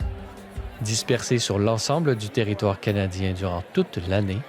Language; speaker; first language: French; native; French